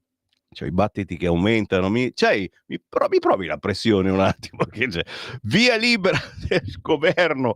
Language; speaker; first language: Italian; native; Italian